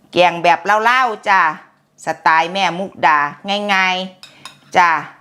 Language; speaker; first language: Thai; native; Thai